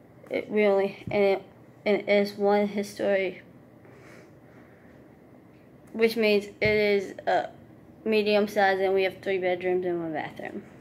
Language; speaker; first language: English; native; English